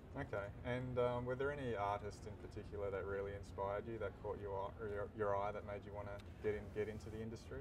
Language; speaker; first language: English; native; English